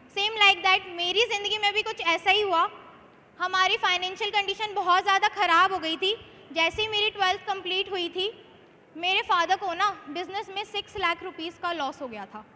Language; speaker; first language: Hindi; native; Hindi